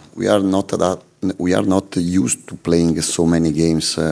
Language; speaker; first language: English; non-native, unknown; Italian